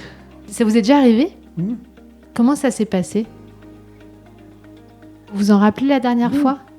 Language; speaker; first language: French; native; French